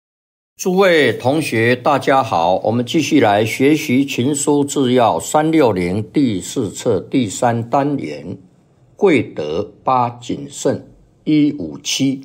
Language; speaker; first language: Chinese; native; Chinese